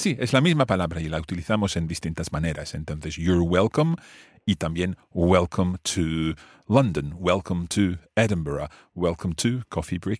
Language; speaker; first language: Spanish; non-native, fluent; English